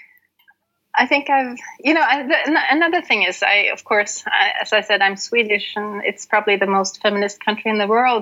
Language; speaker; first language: English; non-native, fluent; Norwegian